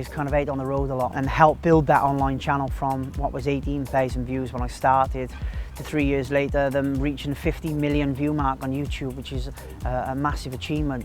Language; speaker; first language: English; native; English